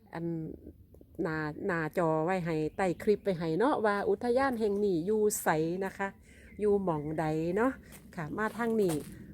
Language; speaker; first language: Thai; non-native, local second language; Northeastern Thai